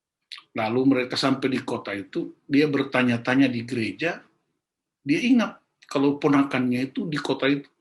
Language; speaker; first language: Indonesian; native; Indonesian